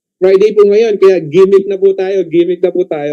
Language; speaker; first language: Filipino; native; Filipino